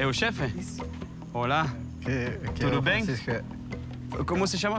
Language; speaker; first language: Portuguese; non-native, learner; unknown